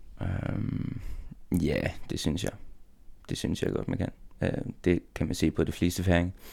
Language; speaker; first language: Danish; non-native, local second language; Faroese